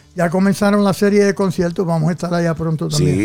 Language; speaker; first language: Spanish; early bilingual, heritage; Spanish